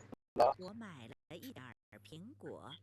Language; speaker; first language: Chinese; non-native, learner; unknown